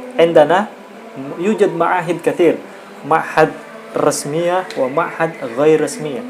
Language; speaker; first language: Arabic; non-native, fluent; Indonesian